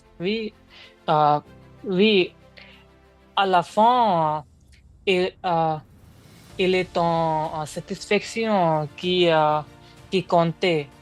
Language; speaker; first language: French; non-native, learner; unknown